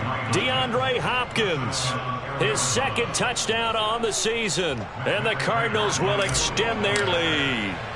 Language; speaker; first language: English; native; English